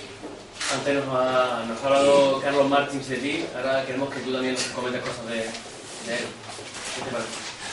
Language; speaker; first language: Portuguese; non-native, learner; Spanish